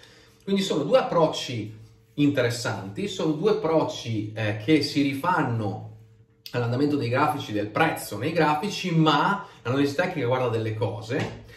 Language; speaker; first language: Italian; native; Italian